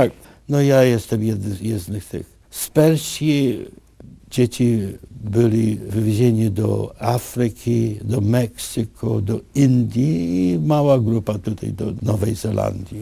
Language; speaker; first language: Polish; early bilingual, other home language; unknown